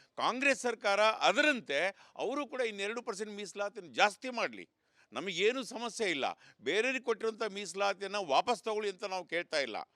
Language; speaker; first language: Kannada; non-native, local second language; Lambadi